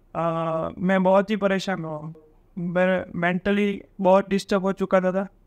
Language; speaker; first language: Hindi; non-native, local second language; Gujarati